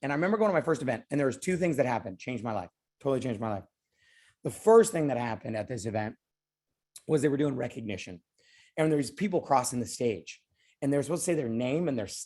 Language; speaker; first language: English; native; English